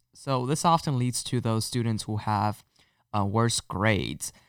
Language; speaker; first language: English; non-native, fluent; Chinese